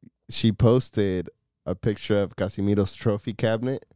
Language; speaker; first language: English; early bilingual, other home language; Spanish